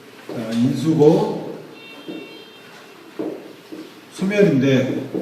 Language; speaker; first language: Korean; native; Korean